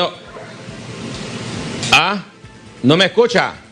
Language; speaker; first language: Spanish; native; Spanish